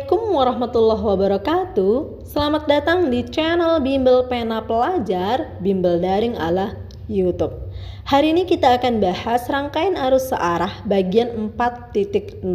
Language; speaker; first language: Indonesian; native; Indonesian